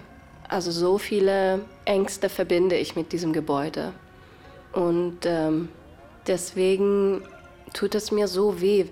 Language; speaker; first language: German; early bilingual, other home language; Persian